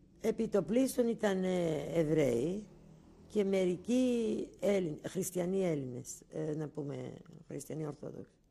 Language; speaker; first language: Greek; non-native, local second language; Ladino